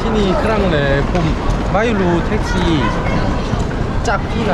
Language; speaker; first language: Thai; non-native, learner; Korean